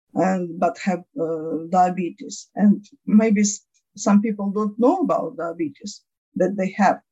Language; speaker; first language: English; non-native, learner; Ukrainian